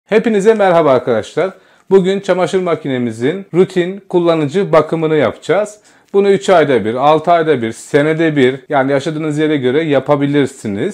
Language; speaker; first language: Turkish; native; Turkish